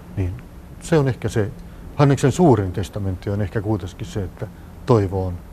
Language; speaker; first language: Finnish; native; Finnish